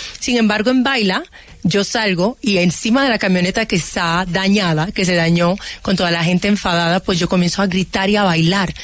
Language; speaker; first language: Spanish; early bilingual, other home language; Haitian Creole